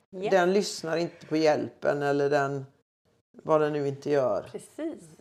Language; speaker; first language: Swedish; native; Swedish